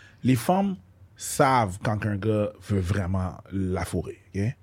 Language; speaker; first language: French; native; French